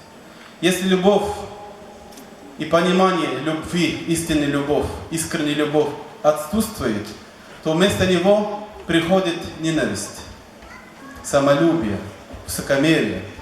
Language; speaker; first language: Russian; non-native, fluent; Arabic